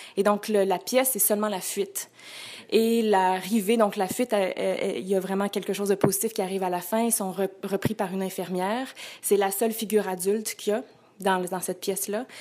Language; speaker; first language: French; native; French